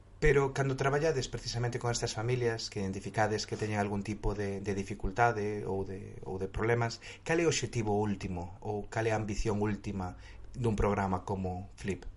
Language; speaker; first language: Galician; native; Galician